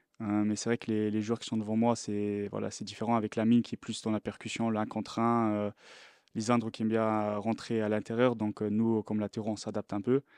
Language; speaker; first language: French; non-native, local second language; Luxembourgish